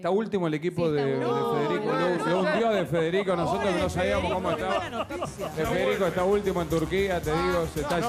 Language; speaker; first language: Spanish; native; Spanish